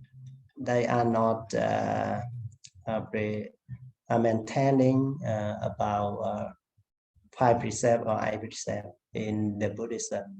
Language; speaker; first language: English; non-native, learner; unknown